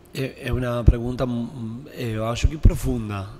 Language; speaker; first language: Portuguese; non-native, learner; Spanish